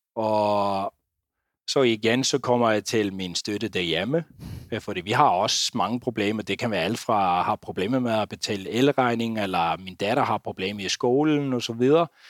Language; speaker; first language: Danish; non-native, fluent; Icelandic